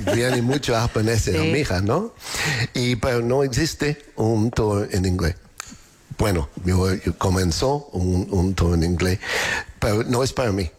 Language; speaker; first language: Spanish; non-native, fluent; English